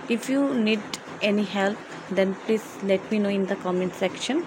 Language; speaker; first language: English; non-native, local second language; Assamese